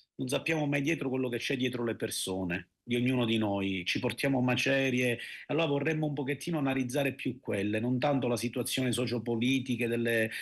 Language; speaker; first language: Italian; native; Italian